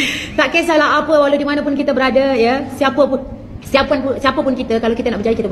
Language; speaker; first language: Malay; native; Malay